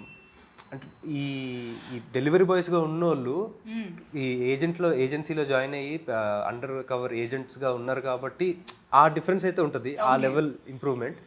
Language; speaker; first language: Telugu; native; Telugu